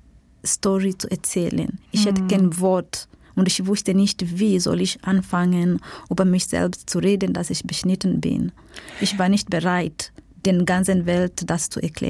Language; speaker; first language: German; non-native, learner; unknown